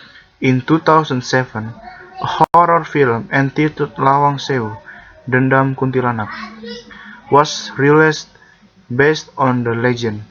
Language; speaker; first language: English; non-native, learner; Indonesian